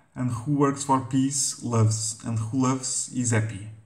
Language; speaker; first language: English; non-native, fluent; Portuguese